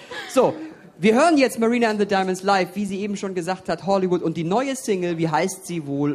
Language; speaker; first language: German; native; German